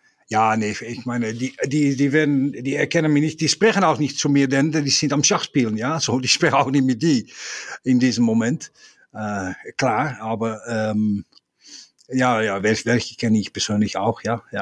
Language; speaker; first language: German; non-native, fluent; Dutch